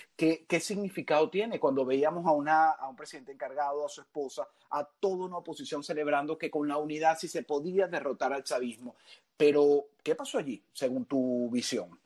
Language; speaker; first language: Spanish; native; Spanish